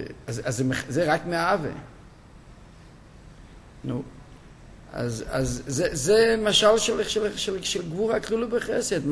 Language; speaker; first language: Hebrew; non-native, fluent; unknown